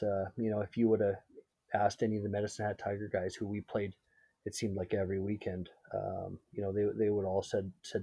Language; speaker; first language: English; native; English